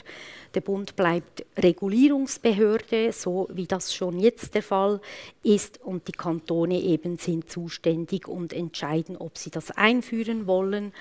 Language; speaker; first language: German; native; German